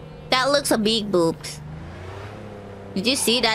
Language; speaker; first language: English; non-native, fluent; Indonesian